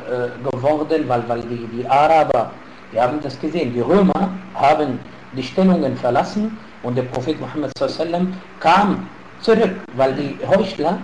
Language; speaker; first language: German; non-native, fluent; Arabic